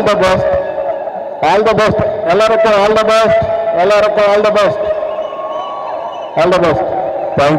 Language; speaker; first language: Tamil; non-native, learner; Telugu